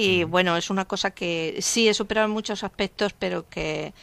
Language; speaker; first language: Spanish; native; Spanish